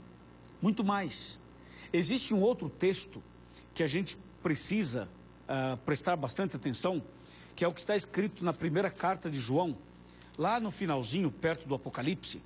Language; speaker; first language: Portuguese; native; Portuguese